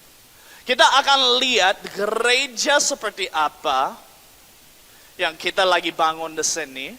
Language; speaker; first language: Indonesian; non-native, fluent; English